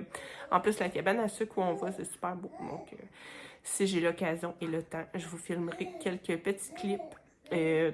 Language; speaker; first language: French; native; French